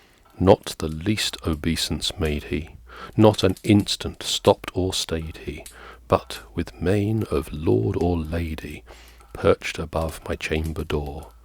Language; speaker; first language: English; native; English